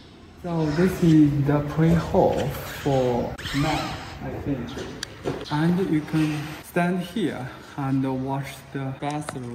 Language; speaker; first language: English; non-native, fluent; Chinese